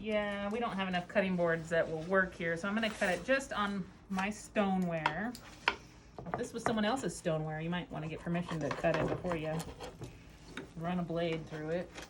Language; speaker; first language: English; native; English